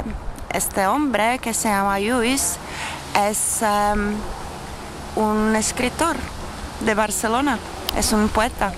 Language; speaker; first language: Spanish; non-native, fluent; Czech